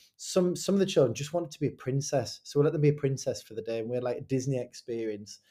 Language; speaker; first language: English; native; English